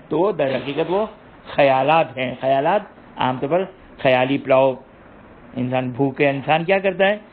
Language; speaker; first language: Urdu; native; Urdu